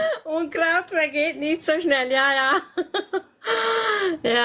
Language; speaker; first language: German; native; German